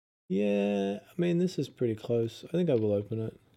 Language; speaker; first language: English; native; English